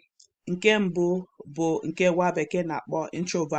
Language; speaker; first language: Igbo; non-native, learner; English